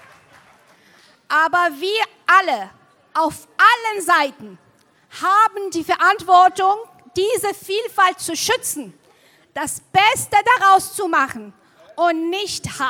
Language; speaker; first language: German; non-native, fluent; Arabic